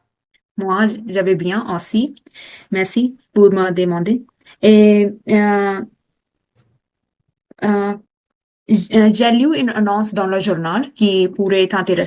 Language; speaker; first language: French; non-native, learner; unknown